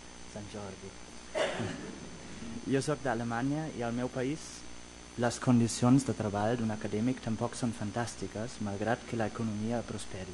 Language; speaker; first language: Catalan; non-native, fluent; German